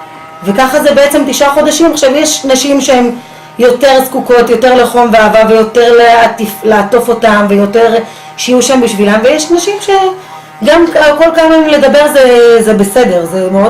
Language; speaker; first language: Hebrew; native; Hebrew